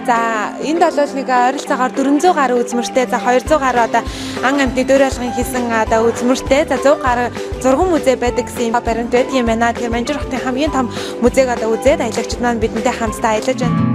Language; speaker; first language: Mongolian; native; Mongolian